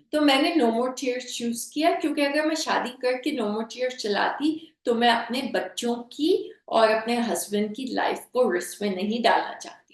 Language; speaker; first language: Urdu; native; Urdu